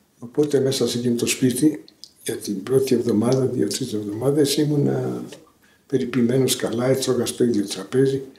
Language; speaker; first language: Greek; early bilingual, heritage; Greek